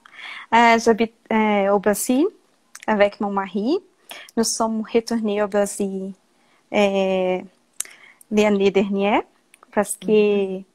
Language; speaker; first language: French; non-native, learner; Portuguese